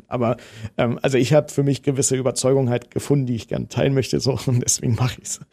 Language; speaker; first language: German; native; German